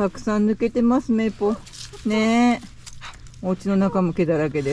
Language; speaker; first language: Japanese; native; Japanese